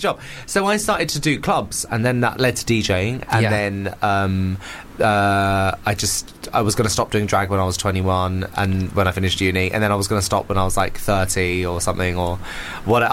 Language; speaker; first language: English; native; English